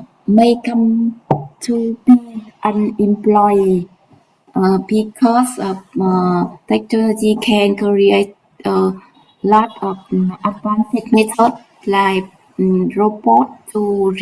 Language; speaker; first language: English; non-native, learner; Vietnamese